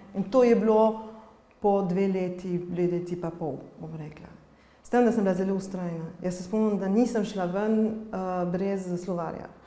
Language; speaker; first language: Slovenian; non-native, fluent; French